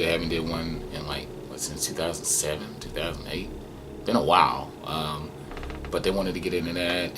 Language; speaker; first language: English; native; English